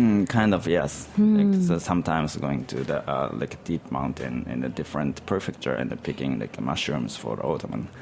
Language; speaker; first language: English; non-native, learner; Japanese